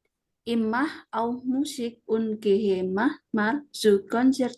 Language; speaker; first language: German; non-native, learner; Indonesian